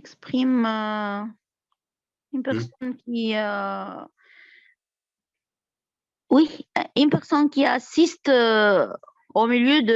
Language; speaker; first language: French; non-native, learner; Arabic